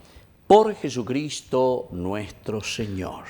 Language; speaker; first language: Spanish; native; Spanish